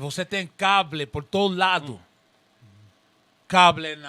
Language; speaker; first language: Portuguese; non-native, learner; Spanish